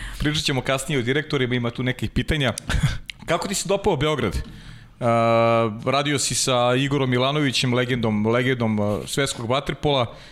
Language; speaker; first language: Serbian; native; Serbian